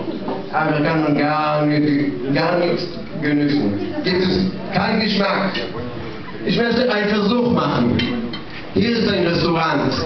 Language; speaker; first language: German; non-native, learner; Russian